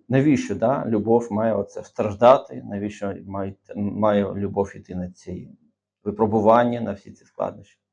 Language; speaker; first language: Ukrainian; native; Ukrainian